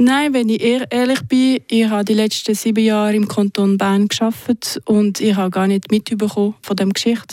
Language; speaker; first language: German; non-native, local second language; French